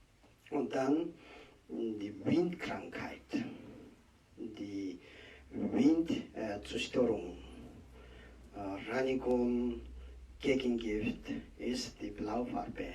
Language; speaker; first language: German; non-native, learner; Tibetan